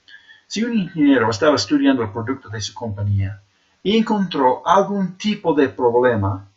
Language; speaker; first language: Spanish; non-native, fluent; English